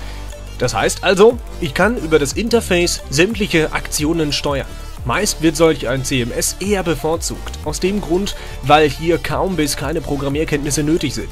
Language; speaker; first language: German; native; German